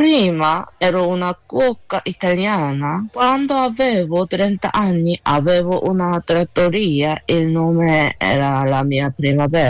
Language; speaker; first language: Italian; non-native, learner; Korean